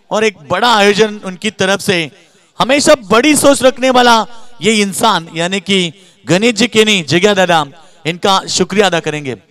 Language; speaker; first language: Hindi; non-native, local second language; Marathi